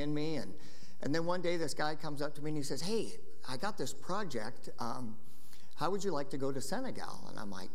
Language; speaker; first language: English; native; English